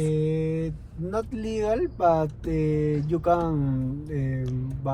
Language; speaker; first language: English; non-native, learner; Spanish